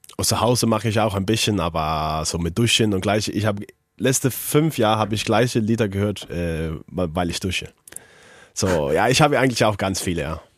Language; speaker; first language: German; non-native, learner; Faroese